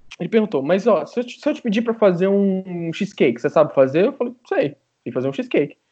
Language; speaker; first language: Portuguese; native; Portuguese